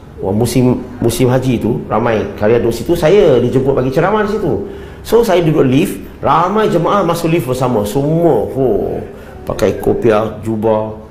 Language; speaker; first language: Malay; non-native, local second language; Chinese